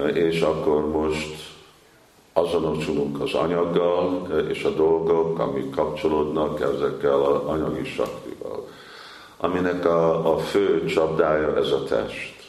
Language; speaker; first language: Hungarian; early bilingual, heritage; Hungarian